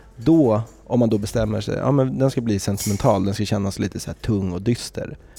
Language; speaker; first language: Swedish; native; Swedish